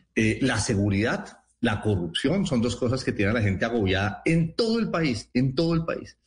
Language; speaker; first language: Spanish; native; Spanish